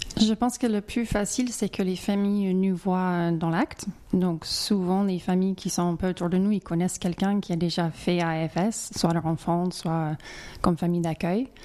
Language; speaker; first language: French; non-native, fluent; English